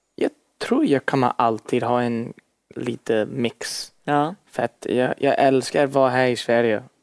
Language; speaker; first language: Swedish; early bilingual, heritage; Swedish